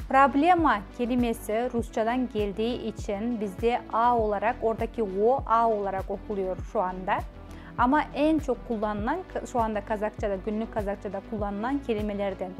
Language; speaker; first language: Turkish; non-native, fluent; Kazakh